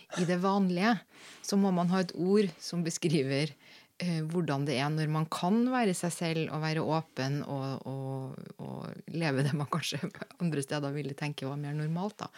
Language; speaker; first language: Norwegian; native; Norwegian